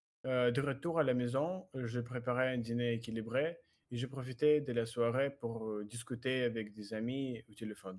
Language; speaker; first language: French; non-native, learner; Russian